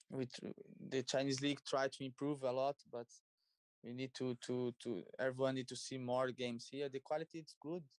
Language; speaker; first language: English; non-native, learner; Portuguese